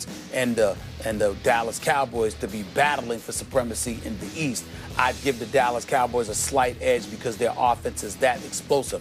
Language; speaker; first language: English; native; English